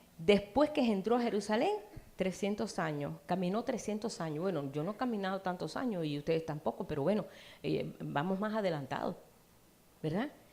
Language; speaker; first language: Spanish; native; Spanish